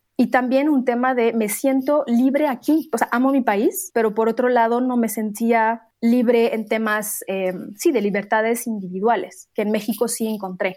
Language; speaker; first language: Spanish; non-native, fluent; Arabic